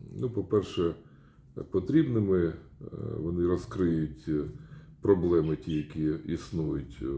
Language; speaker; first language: Ukrainian; native; Ukrainian